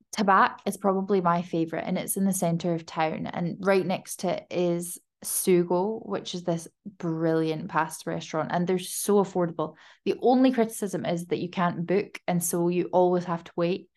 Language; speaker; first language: English; native; English